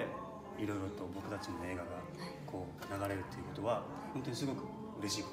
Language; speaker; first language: Japanese; native; Japanese